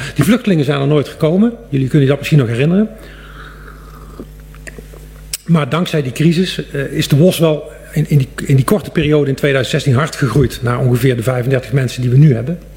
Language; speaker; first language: Dutch; native; Dutch